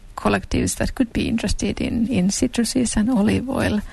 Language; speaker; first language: English; non-native, fluent; Finnish